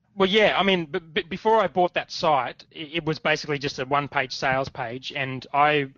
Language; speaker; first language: English; native; English